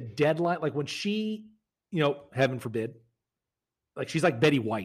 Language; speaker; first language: English; native; English